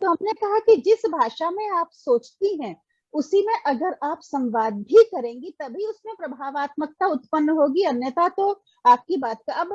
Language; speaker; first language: Hindi; native; Hindi